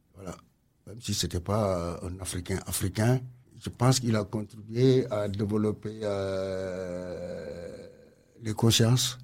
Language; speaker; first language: French; non-native, local second language; Wolof